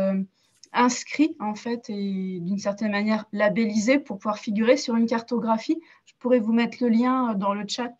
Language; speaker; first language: French; native; French